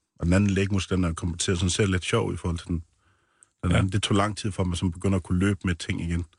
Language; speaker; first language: Danish; native; Danish